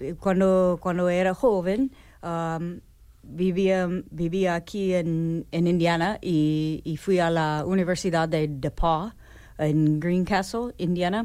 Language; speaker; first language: Spanish; non-native, learner; English